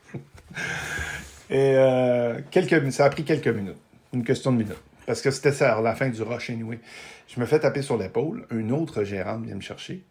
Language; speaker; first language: French; native; French